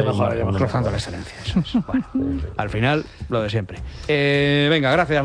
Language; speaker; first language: Spanish; native; Spanish